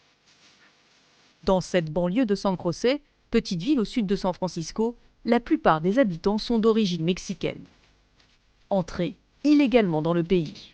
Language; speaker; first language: French; native; French